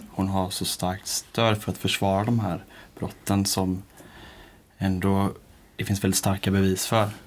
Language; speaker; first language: Swedish; native; Swedish